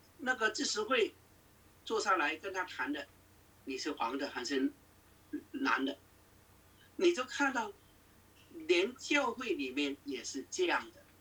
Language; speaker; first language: Chinese; non-native, local second language; Cantonese